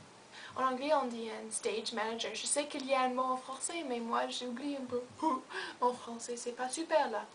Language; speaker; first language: French; non-native, learner; English